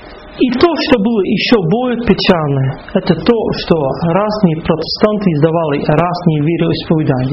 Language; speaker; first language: Russian; non-native, fluent; Dutch